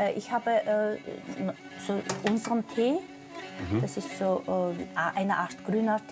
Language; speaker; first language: German; non-native, fluent; Mongolian